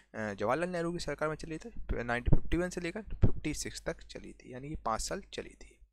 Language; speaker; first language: Hindi; native; Hindi